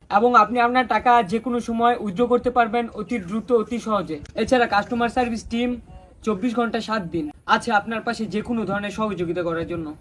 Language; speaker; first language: Bangla; native; Bangla